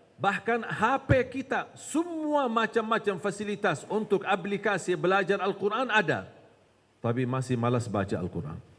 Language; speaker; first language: Malay; non-native, fluent; Arabic